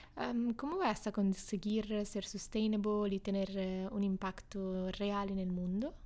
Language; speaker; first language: Spanish; non-native, fluent; Italian